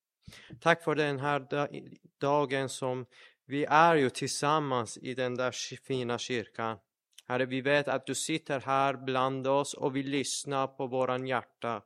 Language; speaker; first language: Swedish; non-native, fluent; Persian